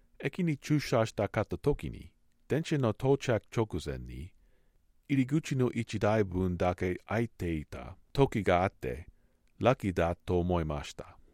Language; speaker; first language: Japanese; non-native, learner; English